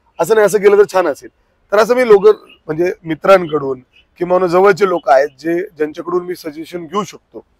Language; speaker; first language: Marathi; early bilingual, other home language; Punjabi